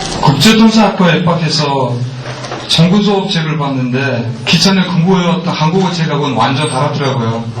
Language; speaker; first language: Korean; non-native, fluent; Mongolian